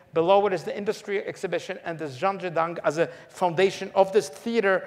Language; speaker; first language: English; early bilingual, other home language; Polish